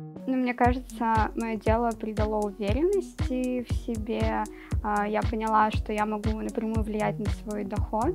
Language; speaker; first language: Russian; native; Russian